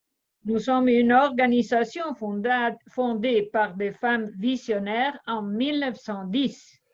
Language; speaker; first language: French; non-native, fluent; Spanish